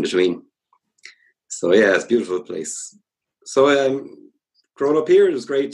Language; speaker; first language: English; native; English